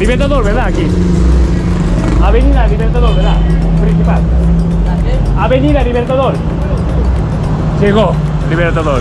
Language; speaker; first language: Spanish; non-native, learner; Japanese